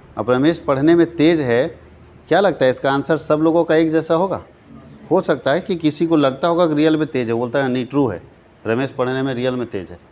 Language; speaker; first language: Hindi; native; Hindi